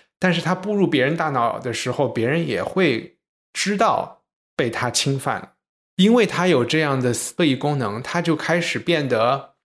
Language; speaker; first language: Chinese; native; Chinese